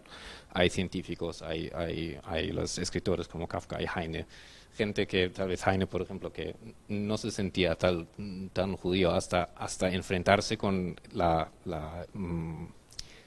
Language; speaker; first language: Spanish; non-native, fluent; German